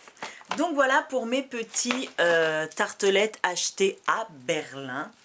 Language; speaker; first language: French; native; French